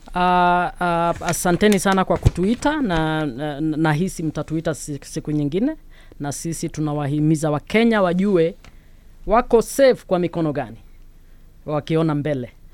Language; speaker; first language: Swahili; non-native, local second language; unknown